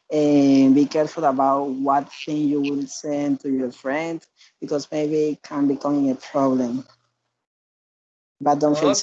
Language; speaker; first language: English; non-native, learner; Spanish